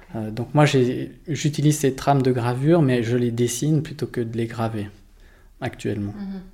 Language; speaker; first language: French; native; French